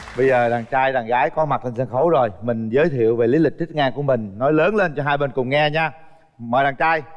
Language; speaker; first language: Vietnamese; native; Vietnamese